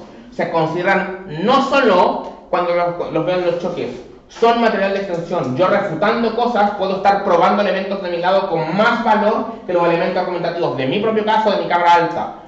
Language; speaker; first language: Spanish; native; Spanish